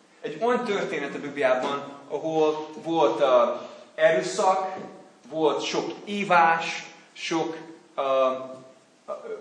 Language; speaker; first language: Hungarian; non-native, learner; English